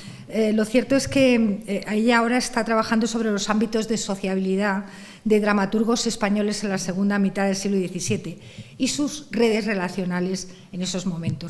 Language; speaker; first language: Spanish; native; Spanish